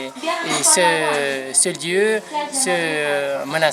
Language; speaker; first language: French; non-native, learner; Nepali